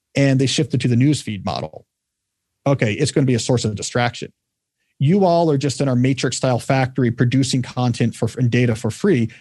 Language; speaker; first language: English; native; English